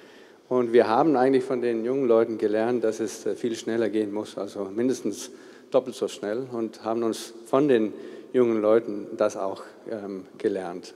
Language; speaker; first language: German; non-native, fluent; Danish